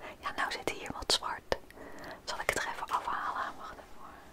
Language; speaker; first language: Dutch; native; Dutch